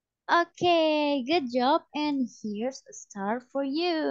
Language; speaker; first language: English; non-native, fluent; Indonesian